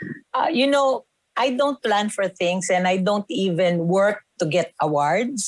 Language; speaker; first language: English; non-native, local second language; Filipino